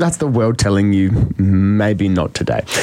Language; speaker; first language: English; native; English